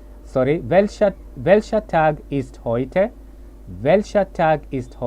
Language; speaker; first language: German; non-native, learner; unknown